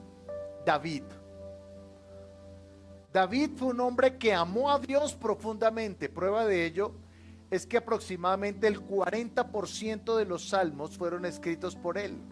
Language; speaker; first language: Spanish; native; Spanish